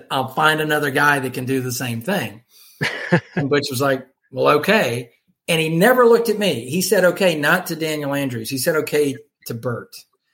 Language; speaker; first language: English; native; English